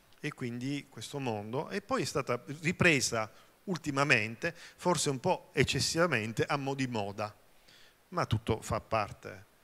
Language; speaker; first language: Italian; native; Italian